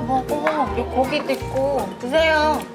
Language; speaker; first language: Korean; non-native, fluent; Vietnamese